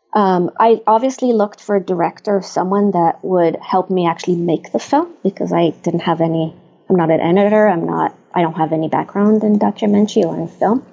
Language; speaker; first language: English; non-native, fluent; Hebrew